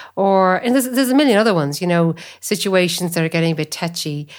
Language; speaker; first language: English; native; English